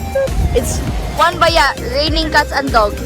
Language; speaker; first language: English; non-native, local second language; Cebuano